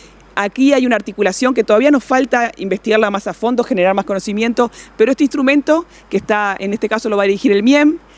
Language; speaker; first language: Spanish; native; Spanish